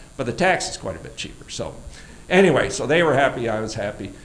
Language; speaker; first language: English; native; English